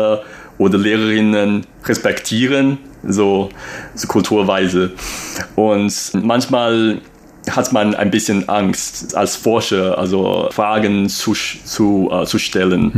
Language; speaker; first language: German; non-native, fluent; Chinese